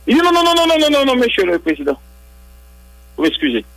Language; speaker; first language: French; non-native, local second language; Haitian Creole